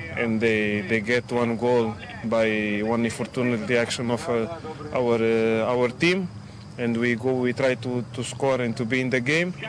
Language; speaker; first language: English; non-native, fluent; Portuguese